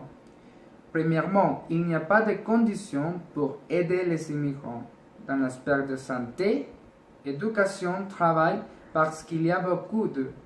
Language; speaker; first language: French; non-native, learner; Spanish